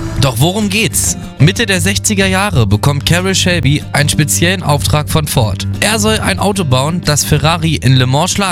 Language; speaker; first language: German; native; German